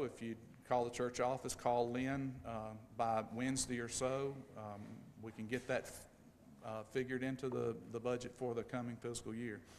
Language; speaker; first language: English; native; English